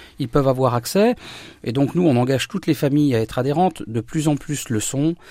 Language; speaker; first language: French; native; French